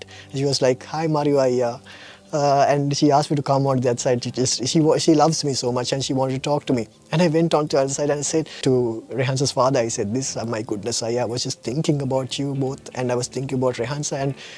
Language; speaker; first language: English; non-native, local second language; Sinhala